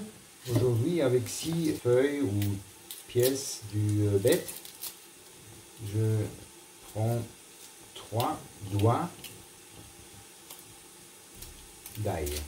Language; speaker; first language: French; non-native, learner; German